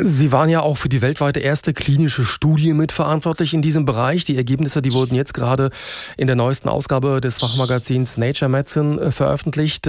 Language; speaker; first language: German; native; German